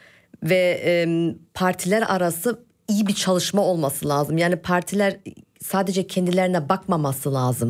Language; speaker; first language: Turkish; early bilingual, heritage; Turkish